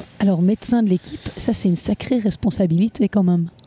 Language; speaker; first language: French; native; French